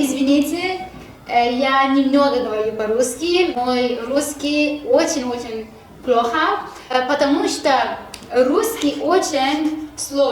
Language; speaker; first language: Russian; non-native, learner; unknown